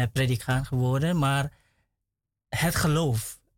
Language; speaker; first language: Dutch; non-native, learner; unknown